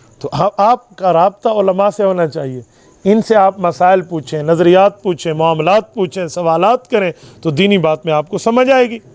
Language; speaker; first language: Urdu; non-native, local second language; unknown